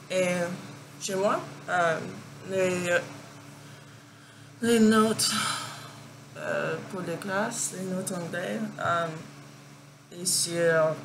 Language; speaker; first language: French; non-native, learner; English